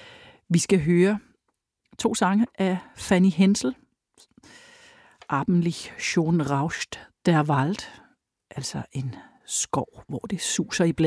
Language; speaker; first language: Danish; native; Danish